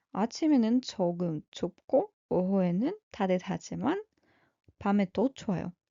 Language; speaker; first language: Korean; non-native, fluent; Russian